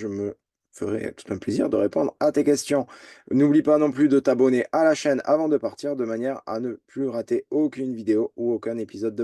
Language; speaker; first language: French; native; French